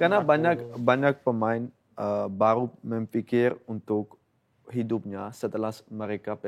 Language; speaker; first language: Indonesian; non-native, fluent; Dutch